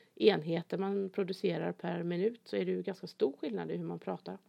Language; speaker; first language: Swedish; native; Swedish